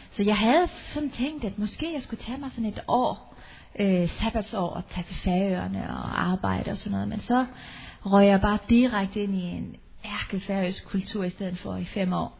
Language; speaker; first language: Danish; native; Danish